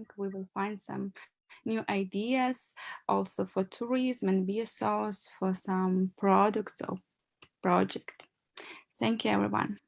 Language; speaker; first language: English; non-native, learner; Ukrainian